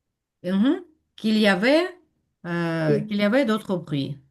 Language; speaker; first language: French; non-native, fluent; Ukrainian